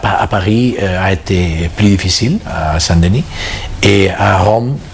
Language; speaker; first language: French; non-native, fluent; Catalan